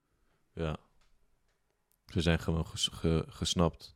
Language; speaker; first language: Dutch; native; Dutch